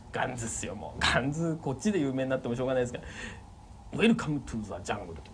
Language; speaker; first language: Japanese; native; Japanese